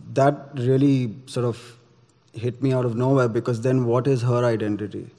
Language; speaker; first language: English; non-native, local second language; Gujarati